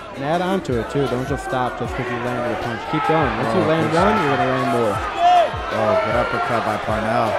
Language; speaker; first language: English; native; English